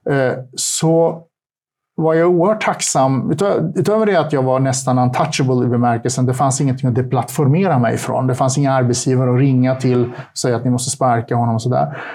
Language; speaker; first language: Swedish; early bilingual, other home language; Turkish